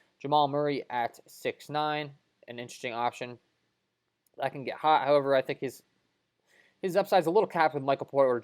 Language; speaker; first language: English; native; English